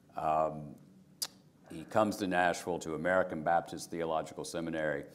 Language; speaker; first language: English; native; English